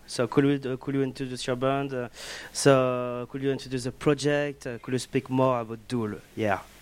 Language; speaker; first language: English; non-native, learner; French